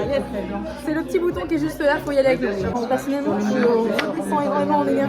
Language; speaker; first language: French; native; French